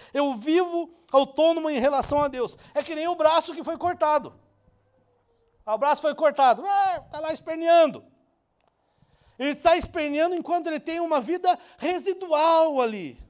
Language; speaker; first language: Portuguese; native; Portuguese